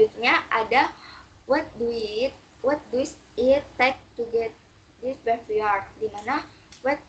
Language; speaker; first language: Indonesian; native; Indonesian